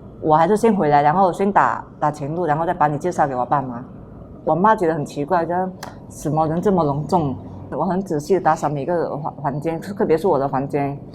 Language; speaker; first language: Chinese; non-native, local second language; Min Nan Chinese